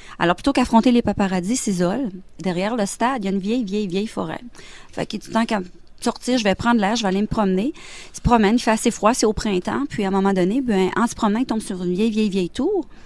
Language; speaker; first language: French; native; French